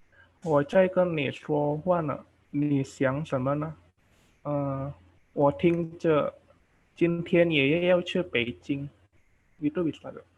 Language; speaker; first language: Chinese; non-native, learner; Indonesian